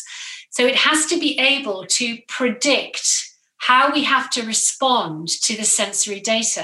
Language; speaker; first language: English; native; English